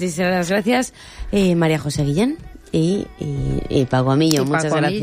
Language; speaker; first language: Spanish; native; Spanish